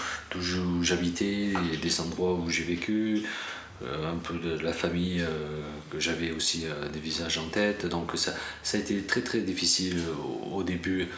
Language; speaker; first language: French; early bilingual, other home language; Korean